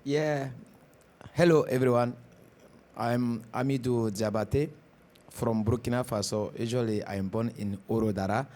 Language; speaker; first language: English; non-native, learner; Bambara